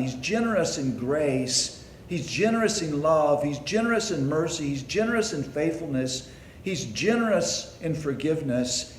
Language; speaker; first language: English; native; English